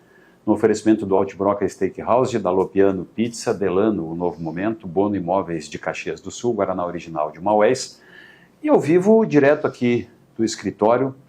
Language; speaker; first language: Portuguese; native; Portuguese